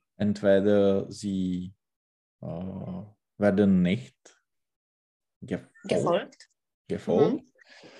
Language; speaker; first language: German; non-native, learner; Czech